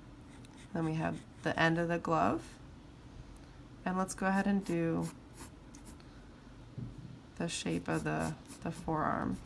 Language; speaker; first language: English; native; English